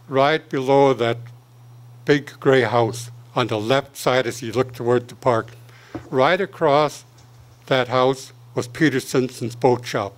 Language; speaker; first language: English; native; English